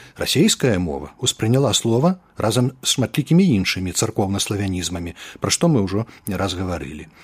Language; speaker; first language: Belarusian; native; Belarusian